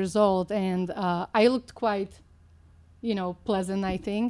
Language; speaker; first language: English; non-native, fluent; Slovak